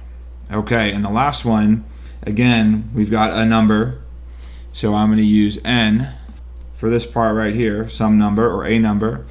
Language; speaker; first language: English; native; English